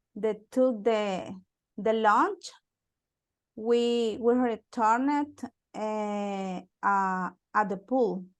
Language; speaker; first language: English; non-native, learner; Spanish